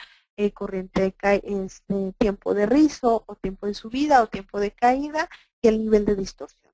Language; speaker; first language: Spanish; native; Spanish